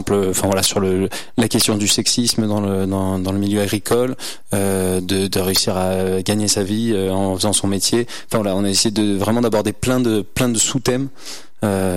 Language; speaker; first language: French; native; French